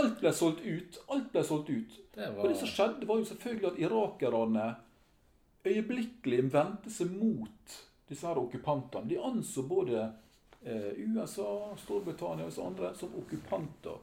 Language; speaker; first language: Norwegian; native; Norwegian